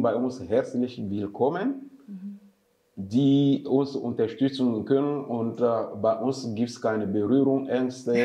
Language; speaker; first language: German; non-native, fluent; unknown